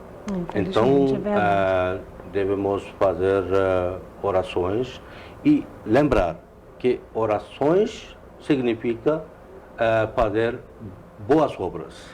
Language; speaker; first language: Portuguese; non-native, fluent; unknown